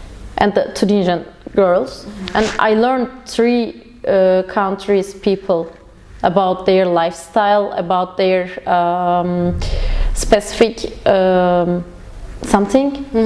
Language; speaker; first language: English; non-native, learner; Turkish